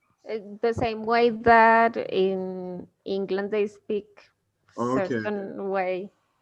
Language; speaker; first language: English; non-native, fluent; Spanish